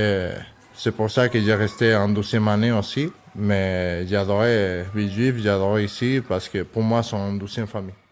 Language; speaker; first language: French; non-native, fluent; Spanish